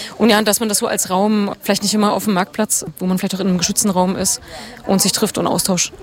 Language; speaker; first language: German; native; German